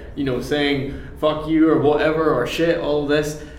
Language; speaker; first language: English; native; English